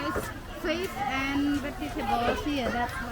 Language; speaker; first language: English; non-native, learner; Khmer